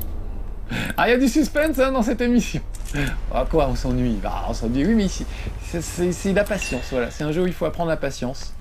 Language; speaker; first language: French; native; French